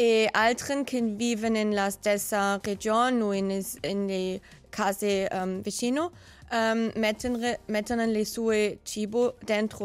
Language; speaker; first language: Italian; non-native, learner; German